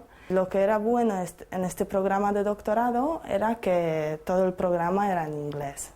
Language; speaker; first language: Spanish; non-native, learner; Polish